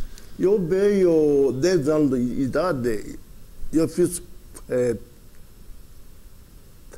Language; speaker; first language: Portuguese; early bilingual, other home language; Japanese